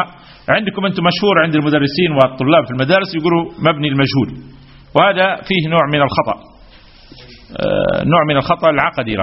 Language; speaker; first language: Arabic; native; Arabic